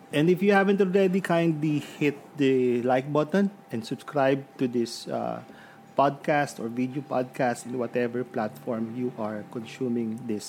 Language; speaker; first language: English; non-native, local second language; Filipino